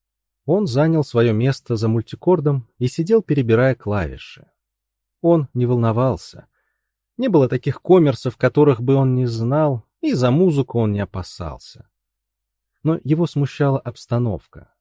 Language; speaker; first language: Russian; native; Russian